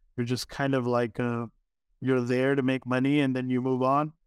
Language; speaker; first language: English; early bilingual, other home language; Arabic